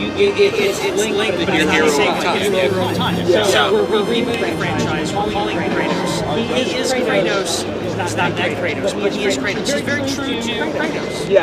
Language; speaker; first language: English; native; English